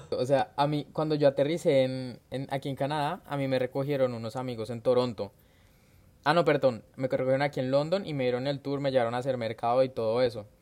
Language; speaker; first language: Spanish; native; Spanish